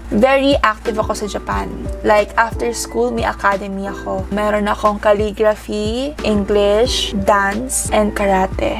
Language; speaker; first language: Filipino; early bilingual, heritage; Japanese